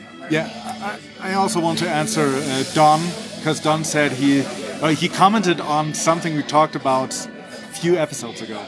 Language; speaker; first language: English; non-native, fluent; German